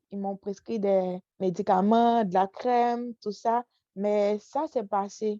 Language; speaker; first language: French; non-native, local second language; Haitian Creole